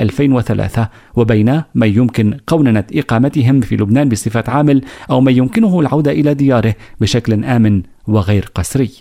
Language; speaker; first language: Arabic; native; Arabic